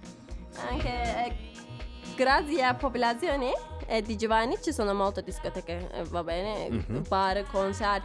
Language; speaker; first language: Italian; non-native, learner; Turkish